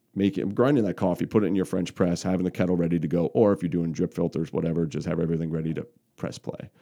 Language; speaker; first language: English; native; English